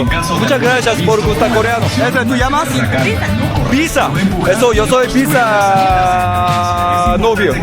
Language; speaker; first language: Spanish; non-native, learner; Korean